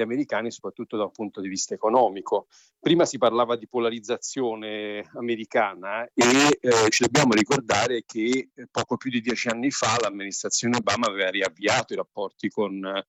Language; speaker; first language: Italian; native; Italian